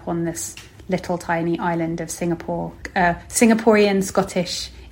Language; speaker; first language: English; native; English